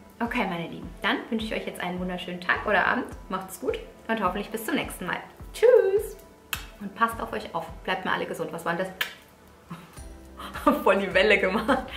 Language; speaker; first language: German; early bilingual, other home language; Italian